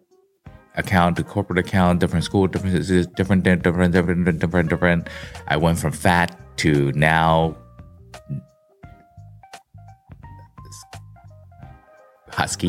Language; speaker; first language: English; non-native, local second language; Cantonese